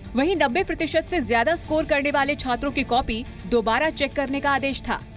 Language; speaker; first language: Hindi; native; Hindi